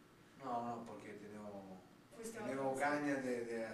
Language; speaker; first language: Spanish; non-native, learner; Italian